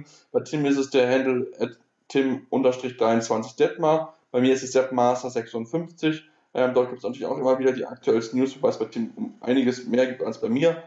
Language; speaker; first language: German; native; German